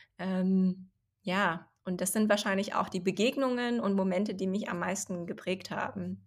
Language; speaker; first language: German; early bilingual, other home language; Chinese